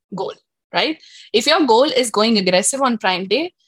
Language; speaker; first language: English; non-native, local second language; Hindi